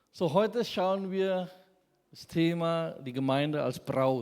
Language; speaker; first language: German; non-native, fluent; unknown